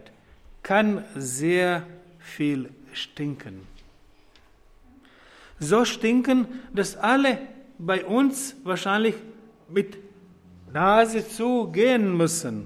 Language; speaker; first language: German; non-native, fluent; Croatian